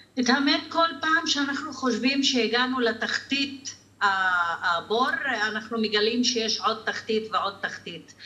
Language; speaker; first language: Hebrew; non-native, local second language; Arabic